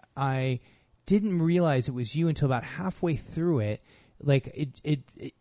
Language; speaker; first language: English; native; English